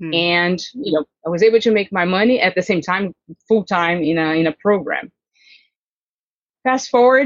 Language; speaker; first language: English; non-native, fluent; Portuguese